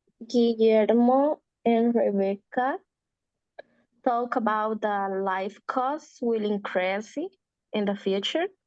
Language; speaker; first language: English; non-native, learner; Spanish